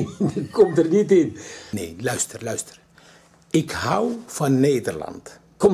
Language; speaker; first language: Dutch; non-native, fluent; Arabic